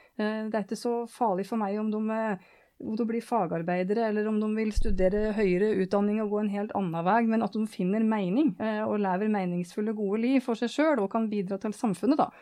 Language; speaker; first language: Norwegian; native; Norwegian